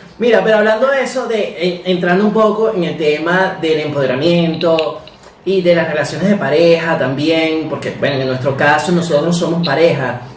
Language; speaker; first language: Spanish; native; Spanish